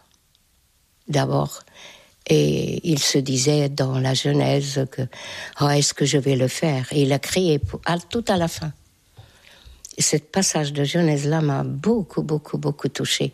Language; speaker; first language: French; non-native, fluent; Hungarian